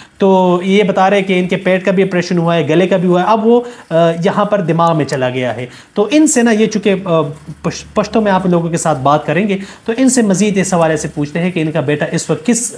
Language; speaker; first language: Urdu; non-native, local second language; Pashto